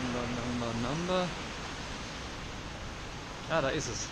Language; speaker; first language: German; native; German